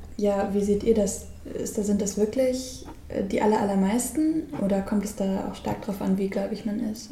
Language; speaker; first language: German; native; German